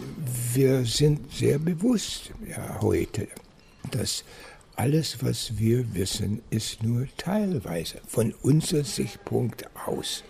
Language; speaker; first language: German; non-native, fluent; English